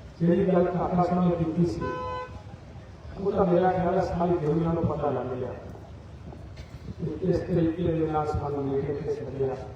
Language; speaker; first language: Hindi; non-native, local second language; Punjabi